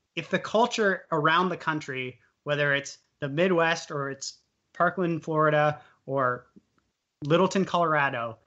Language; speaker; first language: English; native; English